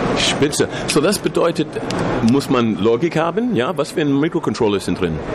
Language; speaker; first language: German; non-native, fluent; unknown